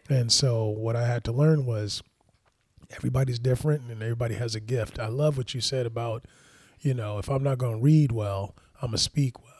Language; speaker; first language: English; native; English